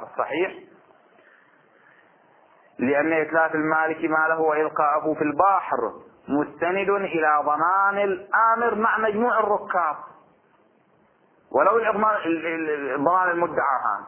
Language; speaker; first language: Arabic; native; Arabic